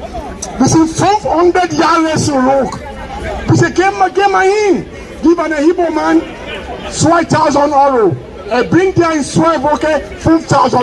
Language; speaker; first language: German; non-native, learner; Igbo